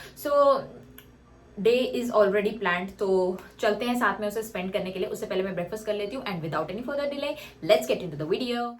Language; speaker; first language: Hindi; native; Hindi